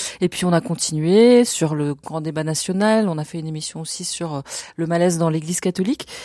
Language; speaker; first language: French; native; French